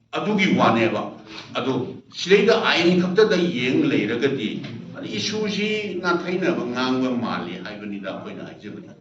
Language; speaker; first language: Manipuri; native; Manipuri